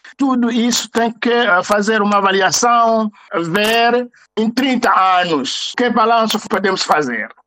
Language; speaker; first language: Portuguese; non-native, fluent; Kinyarwanda